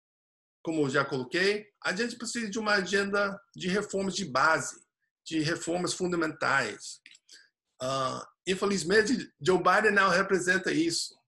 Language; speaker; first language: Portuguese; non-native, fluent; English